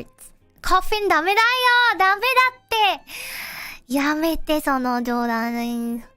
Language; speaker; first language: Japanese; non-native, learner; Indonesian